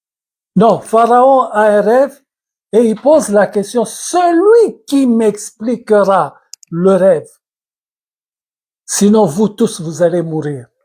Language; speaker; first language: French; non-native, local second language; Lingala